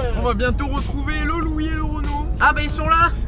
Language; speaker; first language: French; native; French